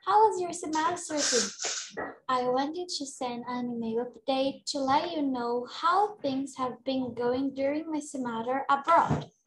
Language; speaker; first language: English; non-native, fluent; Portuguese